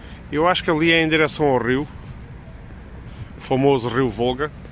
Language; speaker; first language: Portuguese; native; Portuguese